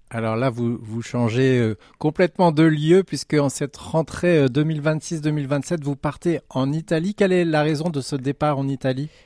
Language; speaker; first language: French; native; French